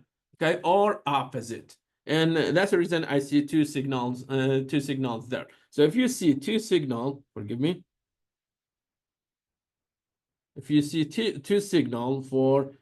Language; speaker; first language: English; non-native, fluent; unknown